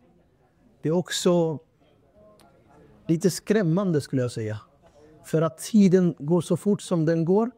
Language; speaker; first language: Swedish; non-native, fluent; Urdu